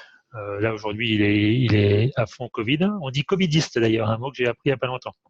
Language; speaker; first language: French; native; French